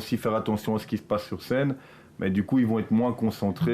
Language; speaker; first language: French; native; French